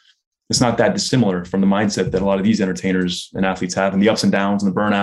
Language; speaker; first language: English; native; English